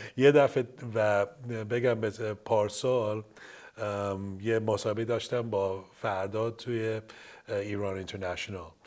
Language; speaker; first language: Persian; early bilingual, heritage; Persian